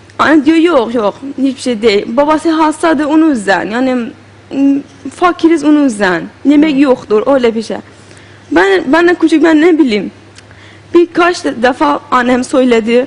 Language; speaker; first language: Turkish; non-native, learner; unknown